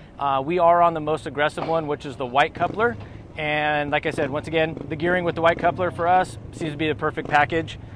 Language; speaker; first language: English; native; English